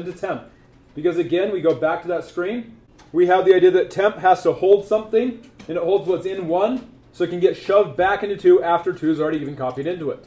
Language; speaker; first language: English; native; English